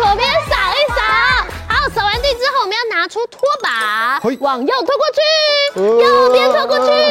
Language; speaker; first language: Chinese; native; Chinese